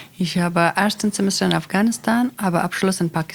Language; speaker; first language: German; non-native, learner; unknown